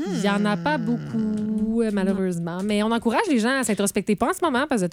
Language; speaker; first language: French; native; French